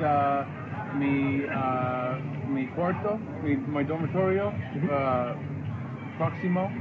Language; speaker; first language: Spanish; non-native, learner; English